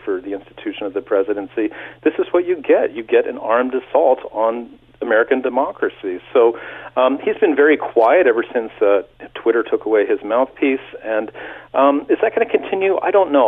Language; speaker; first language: English; native; English